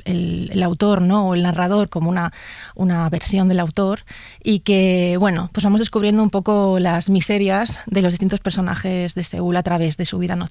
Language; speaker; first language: Spanish; native; Spanish